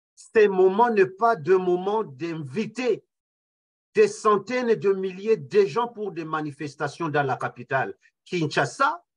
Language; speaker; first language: French; non-native, local second language; Kinyarwanda